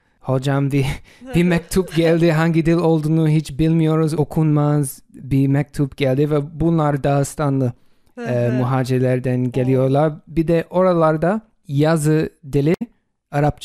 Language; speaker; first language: Turkish; non-native, fluent; English